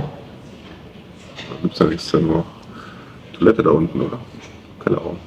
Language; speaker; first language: German; native; German